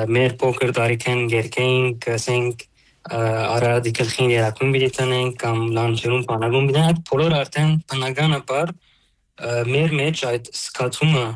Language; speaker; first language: Armenian; early bilingual, heritage; Armenian